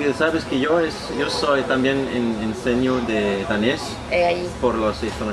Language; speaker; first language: Spanish; non-native, learner; Danish